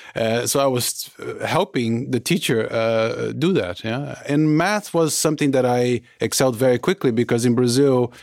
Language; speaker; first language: English; early bilingual, other home language; Portuguese